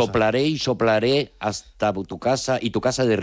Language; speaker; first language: Spanish; native; Spanish